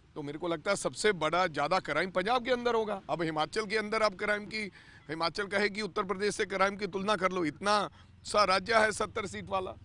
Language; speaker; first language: Hindi; non-native, local second language; Punjabi